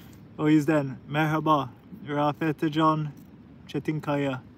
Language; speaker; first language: Turkish; non-native, learner; English